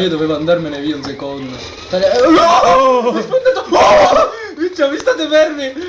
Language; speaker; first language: Italian; native; Italian